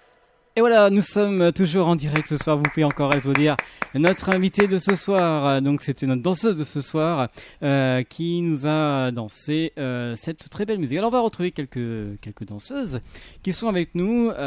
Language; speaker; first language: French; native; French